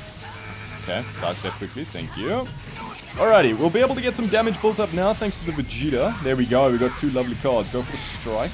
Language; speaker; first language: English; native; English